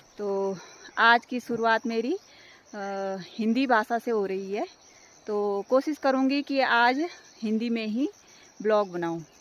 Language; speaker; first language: Hindi; non-native, local second language; Garhwali